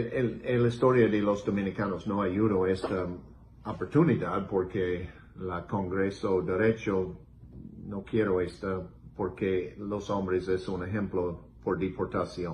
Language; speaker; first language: Spanish; non-native, learner; English